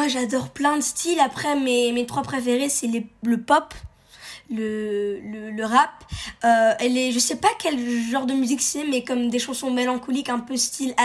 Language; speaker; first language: French; early bilingual, heritage; French